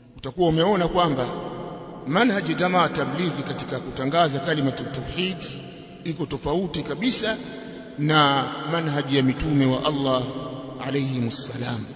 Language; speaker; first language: Swahili; native; Swahili